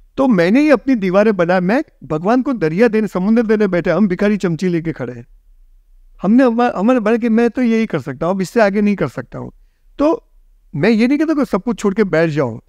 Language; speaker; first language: Hindi; non-native, local second language; Gujarati